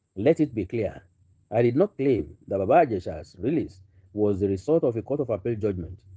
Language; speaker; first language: English; non-native, local second language; Yoruba